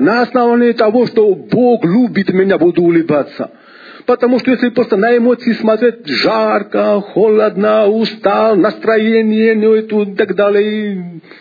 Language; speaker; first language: Russian; non-native, local second language; Georgian